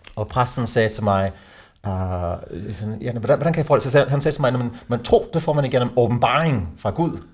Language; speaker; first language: Danish; non-native, fluent; English